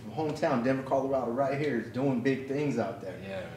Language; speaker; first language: English; native; English